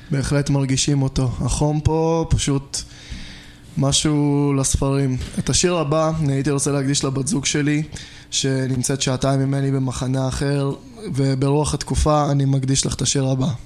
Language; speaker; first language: Hebrew; native; Hebrew